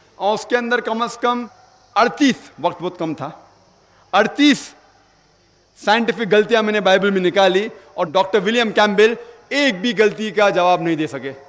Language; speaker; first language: Urdu; non-native, local second language; Konkani